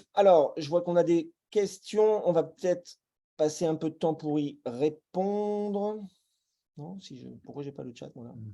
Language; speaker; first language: French; native; French